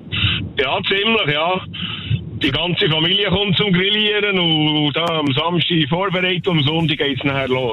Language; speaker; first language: German; native; German